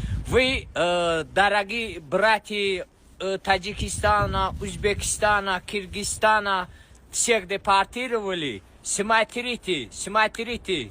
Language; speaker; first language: Russian; non-native, learner; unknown